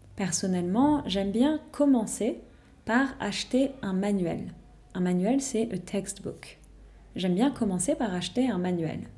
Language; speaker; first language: French; native; French